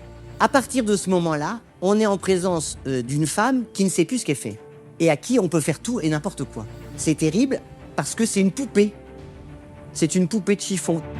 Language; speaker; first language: French; native; French